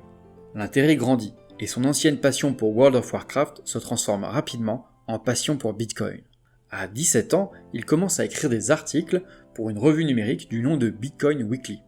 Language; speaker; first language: French; native; French